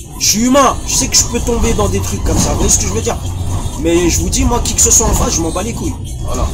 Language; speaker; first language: French; early bilingual, other home language; Arabic